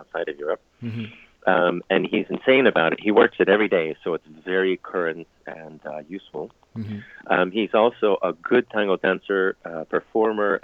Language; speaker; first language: English; native; English